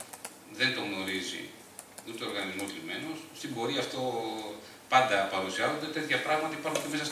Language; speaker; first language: Greek; native; Greek